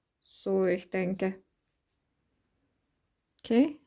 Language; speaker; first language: German; non-native, learner; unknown